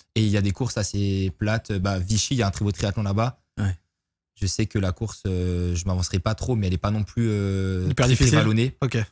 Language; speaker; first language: French; native; French